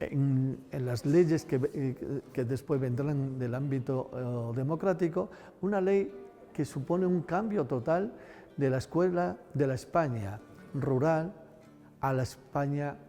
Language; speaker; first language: Spanish; native; Spanish